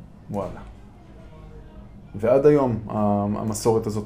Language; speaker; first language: Hebrew; native; Hebrew